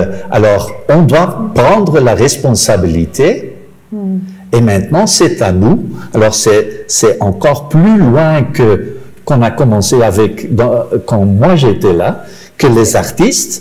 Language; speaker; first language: French; non-native, local second language; Dutch